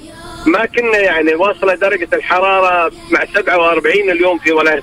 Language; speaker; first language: Arabic; native; Arabic